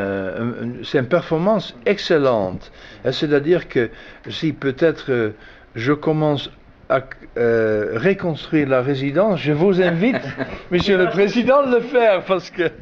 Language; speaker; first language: French; non-native, fluent; Dutch